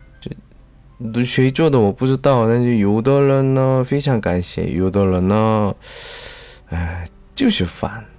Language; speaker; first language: Chinese; non-native, learner; Korean